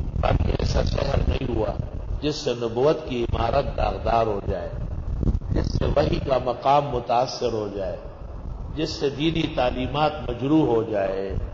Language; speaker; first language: Urdu; non-native, local second language; Pashto